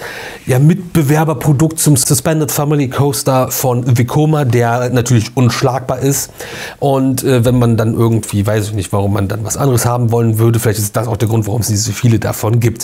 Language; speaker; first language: German; native; German